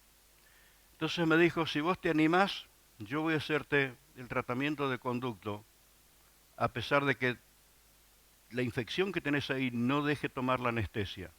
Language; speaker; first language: Spanish; native; Spanish